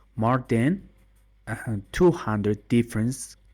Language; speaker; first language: English; non-native, learner; Mongolian